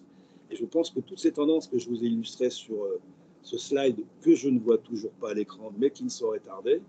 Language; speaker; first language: French; native; French